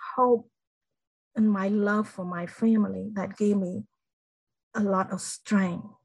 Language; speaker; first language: English; non-native, fluent; Khmer